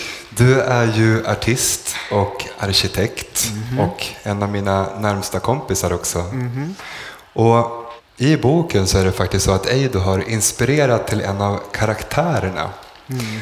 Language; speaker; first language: Swedish; native; Swedish